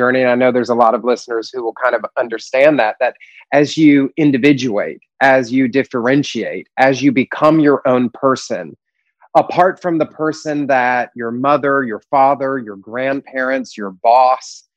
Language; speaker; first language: English; native; English